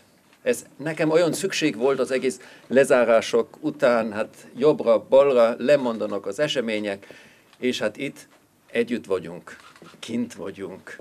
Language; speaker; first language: Hungarian; non-native, fluent; German